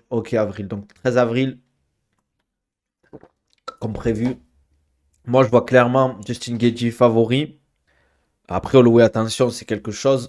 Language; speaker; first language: French; native; French